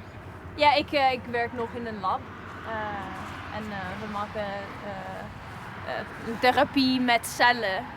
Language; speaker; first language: Dutch; non-native, fluent; Italian